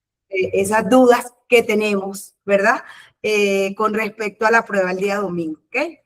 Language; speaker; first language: Spanish; native; Spanish